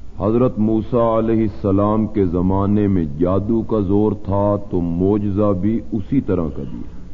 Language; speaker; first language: Urdu; non-native, local second language; Punjabi